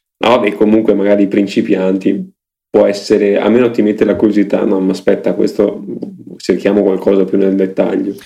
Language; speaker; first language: Italian; native; Italian